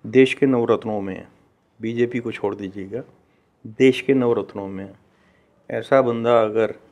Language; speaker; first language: Hindi; native; Hindi